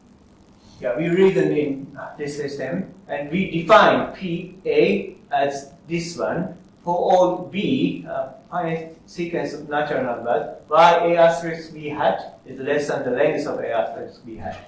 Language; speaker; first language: English; non-native, fluent; Japanese